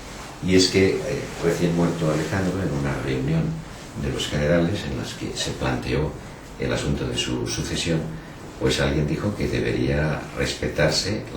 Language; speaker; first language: Spanish; native; Spanish